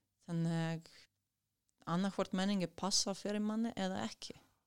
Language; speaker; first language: Icelandic; non-native, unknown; Serbian